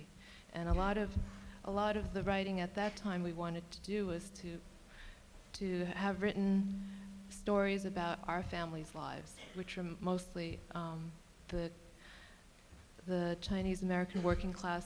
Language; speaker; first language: English; early bilingual, other home language; Cantonese